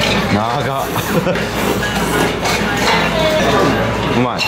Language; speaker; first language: Japanese; native; Japanese